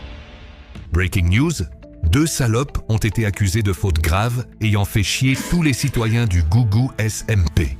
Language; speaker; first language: French; native; French